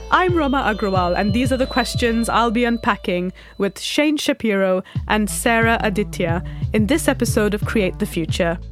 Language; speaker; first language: English; non-native, local second language; Hindi